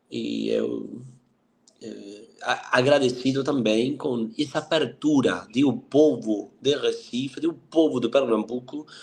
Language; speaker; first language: Portuguese; non-native, fluent; Spanish